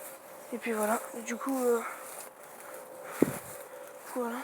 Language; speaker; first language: French; native; French